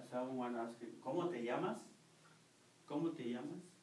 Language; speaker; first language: Spanish; native; Spanish